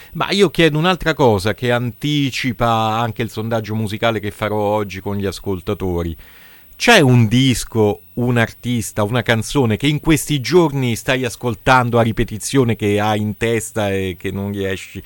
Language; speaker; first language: Italian; native; Italian